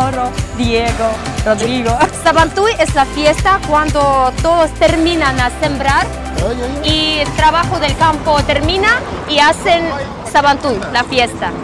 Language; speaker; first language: Spanish; non-native, fluent; Russian